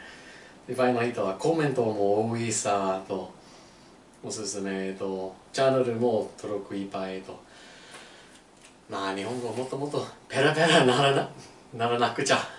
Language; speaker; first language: Japanese; non-native, learner; English